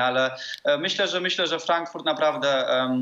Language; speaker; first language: Polish; early bilingual, heritage; Polish